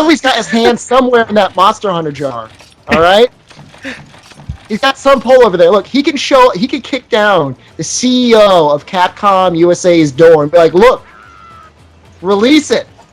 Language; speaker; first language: English; native; English